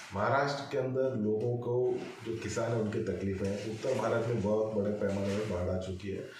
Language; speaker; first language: Hindi; non-native, local second language; Marathi